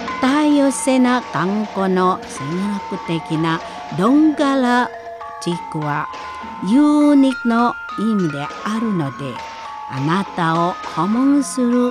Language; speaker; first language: Japanese; non-native, learner; Indonesian